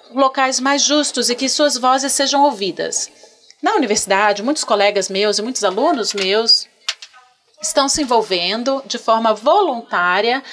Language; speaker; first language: Portuguese; non-native, fluent; French